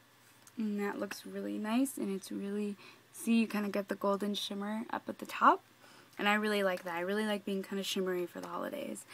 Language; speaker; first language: English; native; English